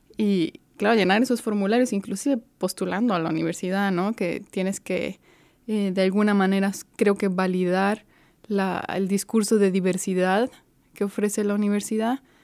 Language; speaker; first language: Spanish; native; Spanish